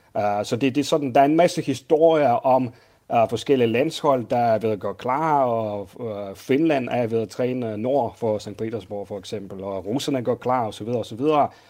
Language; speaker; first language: Danish; non-native, fluent; Russian